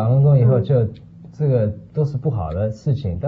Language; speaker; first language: Chinese; early bilingual, heritage; Chinese